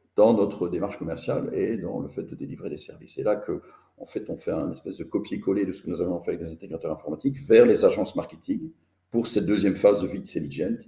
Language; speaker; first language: French; native; French